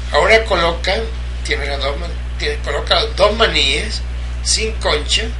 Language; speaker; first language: Spanish; native; Spanish